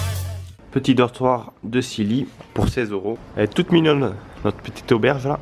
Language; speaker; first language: French; native; French